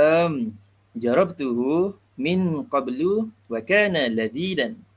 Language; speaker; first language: Arabic; non-native, learner; Malay